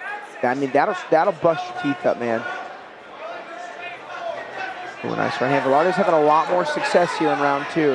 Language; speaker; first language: English; native; English